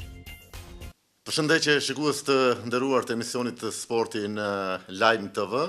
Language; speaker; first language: Albanian; native; Albanian